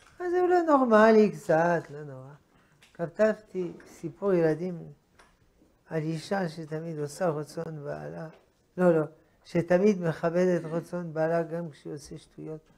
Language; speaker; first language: Hebrew; non-native, fluent; French